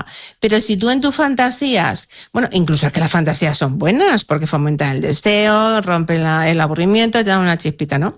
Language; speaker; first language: Spanish; native; Spanish